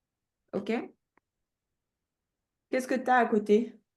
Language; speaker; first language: French; native; French